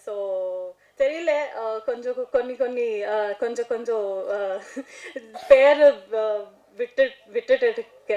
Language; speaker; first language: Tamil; non-native, learner; Kannada